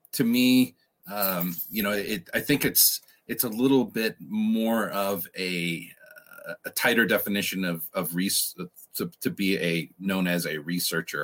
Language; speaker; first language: English; native; English